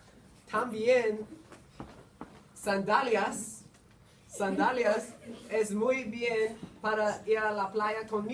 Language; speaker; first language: Spanish; non-native, learner; English